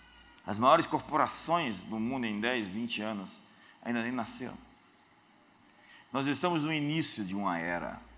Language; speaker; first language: Portuguese; native; Portuguese